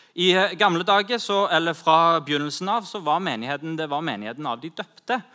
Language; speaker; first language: Norwegian; native; Norwegian